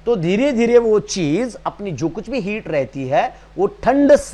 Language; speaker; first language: Hindi; non-native, local second language; Marathi